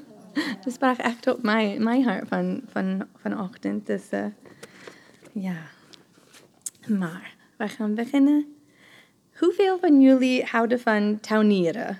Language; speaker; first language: Dutch; non-native, fluent; English